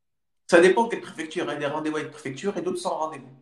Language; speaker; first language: French; native; French